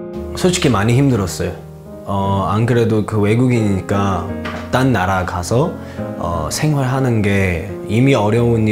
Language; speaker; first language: Korean; non-native, fluent; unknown